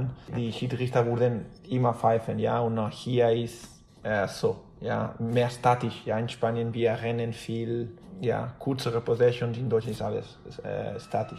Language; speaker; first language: German; non-native, fluent; Spanish